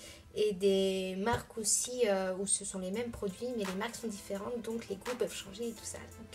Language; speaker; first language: French; native; French